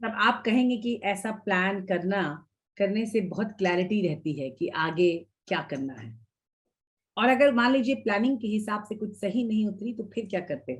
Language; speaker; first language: Hindi; native; Hindi